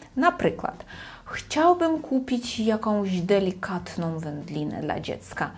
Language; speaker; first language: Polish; non-native, fluent; Ukrainian